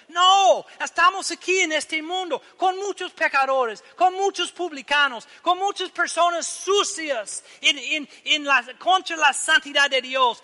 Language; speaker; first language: Spanish; non-native, learner; English